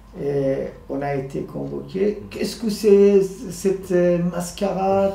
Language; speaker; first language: French; non-native, fluent; Persian